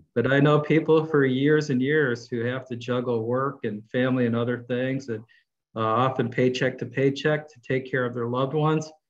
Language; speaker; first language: English; native; English